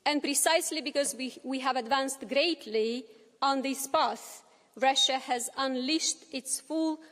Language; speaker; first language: English; non-native, fluent; Romanian